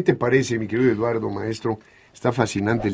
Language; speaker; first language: Spanish; native; Spanish